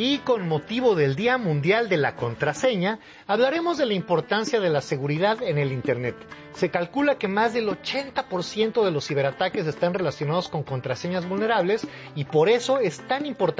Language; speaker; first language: Spanish; native; Spanish